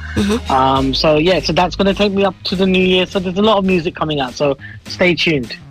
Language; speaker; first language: English; native; English